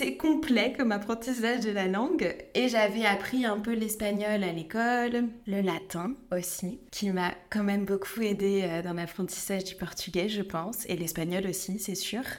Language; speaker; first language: French; native; French